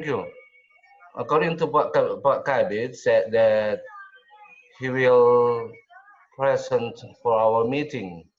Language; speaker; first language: English; non-native, learner; Indonesian